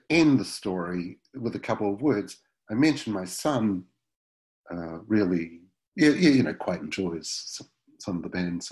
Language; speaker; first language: English; native; English